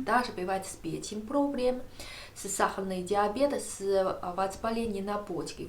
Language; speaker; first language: Russian; non-native, learner; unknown